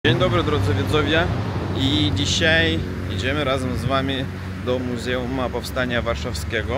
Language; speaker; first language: Polish; non-native, learner; Russian